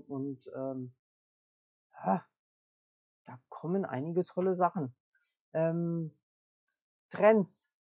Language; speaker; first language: German; native; German